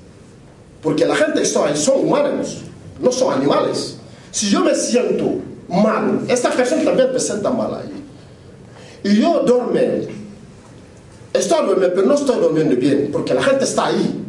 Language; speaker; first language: Spanish; non-native, learner; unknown